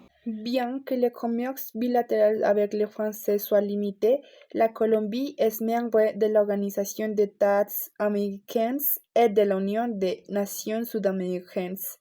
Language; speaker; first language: French; non-native, learner; Spanish